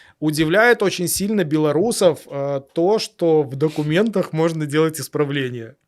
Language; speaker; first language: Russian; native; Russian